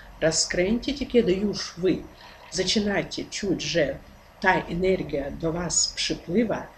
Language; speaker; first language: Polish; non-native, learner; Ukrainian